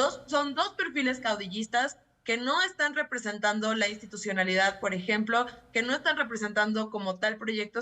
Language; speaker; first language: Spanish; native; Spanish